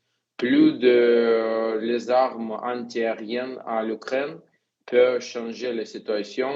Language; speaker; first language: French; non-native, fluent; Ukrainian